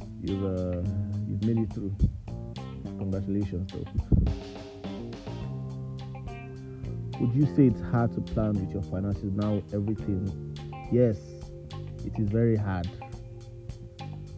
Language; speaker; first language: English; non-native, local second language; Yoruba